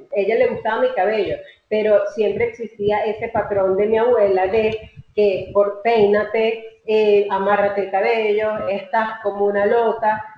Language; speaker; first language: Spanish; native; Spanish